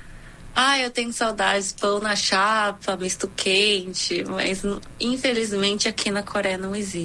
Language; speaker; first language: Portuguese; non-native, fluent; Korean